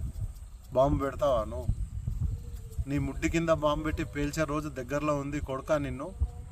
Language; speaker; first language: Telugu; native; Telugu